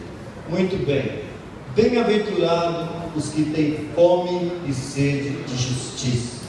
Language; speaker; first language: Portuguese; native; Portuguese